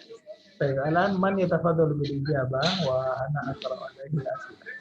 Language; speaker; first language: Arabic; non-native, fluent; Indonesian